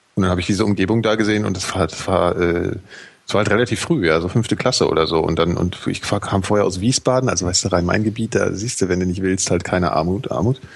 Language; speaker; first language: German; native; German